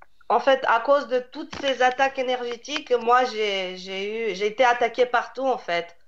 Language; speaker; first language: French; non-native, fluent; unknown